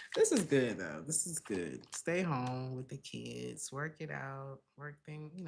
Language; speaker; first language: English; native; English